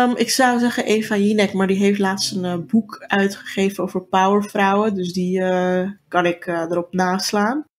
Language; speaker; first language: Dutch; early bilingual, other home language; Turkish